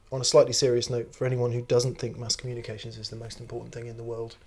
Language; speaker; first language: English; native; English